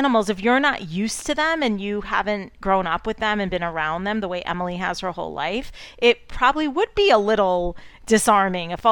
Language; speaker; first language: English; native; English